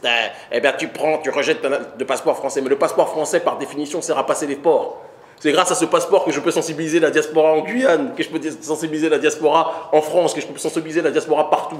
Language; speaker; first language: French; native; French